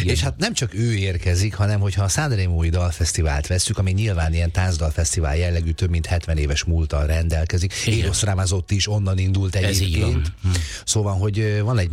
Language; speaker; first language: Hungarian; native; Hungarian